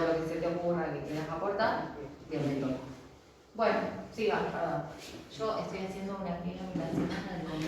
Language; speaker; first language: Spanish; native; Spanish